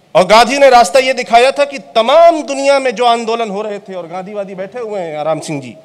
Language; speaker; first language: Hindi; native; Hindi